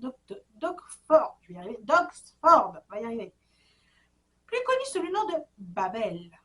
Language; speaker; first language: French; native; French